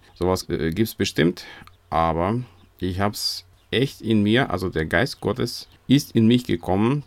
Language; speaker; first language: German; non-native, fluent; Russian